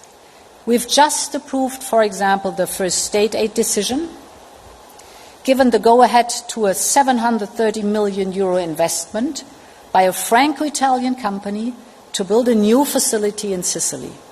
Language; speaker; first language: English; non-native, fluent; German